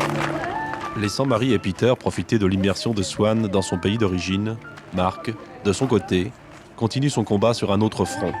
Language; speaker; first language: French; native; French